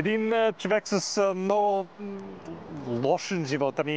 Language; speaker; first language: Bulgarian; non-native, learner; English